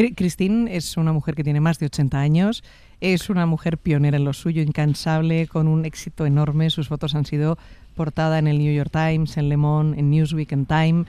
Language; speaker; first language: Spanish; native; Spanish